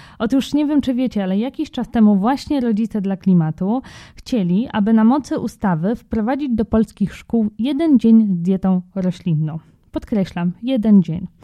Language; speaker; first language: Polish; native; Polish